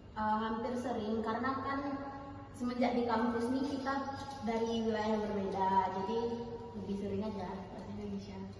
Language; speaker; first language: Indonesian; non-native, local second language; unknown